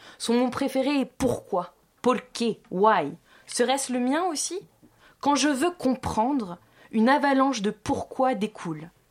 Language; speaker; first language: French; native; French